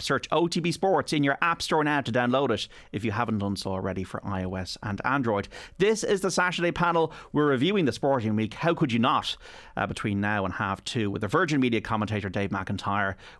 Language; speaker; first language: English; native; English